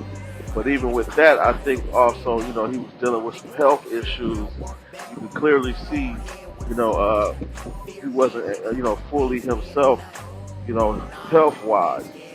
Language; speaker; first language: English; native; English